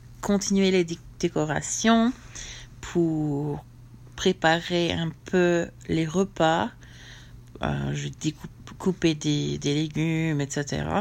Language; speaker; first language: French; non-native, fluent; English